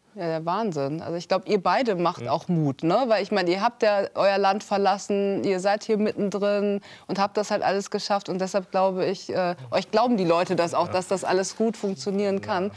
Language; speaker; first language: German; native; German